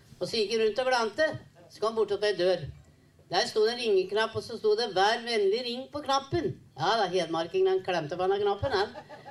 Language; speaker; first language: Norwegian; native; Norwegian